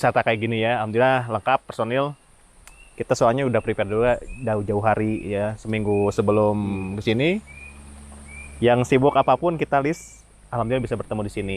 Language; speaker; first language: Indonesian; native; Indonesian